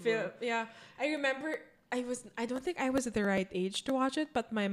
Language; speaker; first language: English; non-native, local second language; Filipino